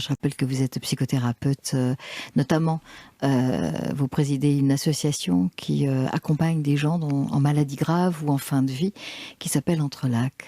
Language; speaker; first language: French; native; French